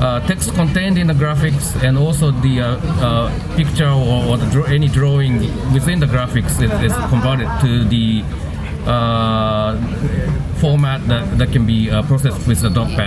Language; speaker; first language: English; non-native, fluent; Japanese